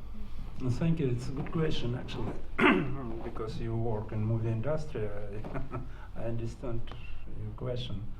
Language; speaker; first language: English; non-native, learner; Russian